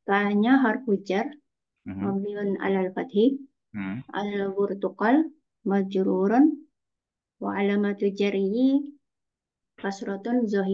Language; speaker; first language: Arabic; non-native, learner; Indonesian